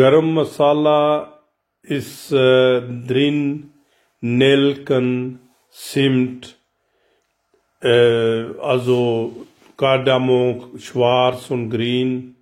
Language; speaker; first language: German; non-native, learner; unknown